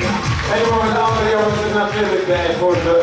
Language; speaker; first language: Dutch; native; Dutch